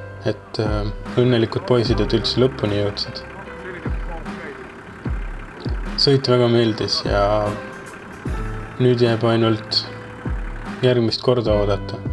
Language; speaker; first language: Estonian; native; Estonian